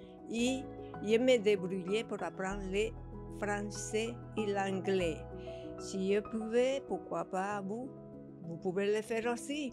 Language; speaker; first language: French; early bilingual, other home language; Spanish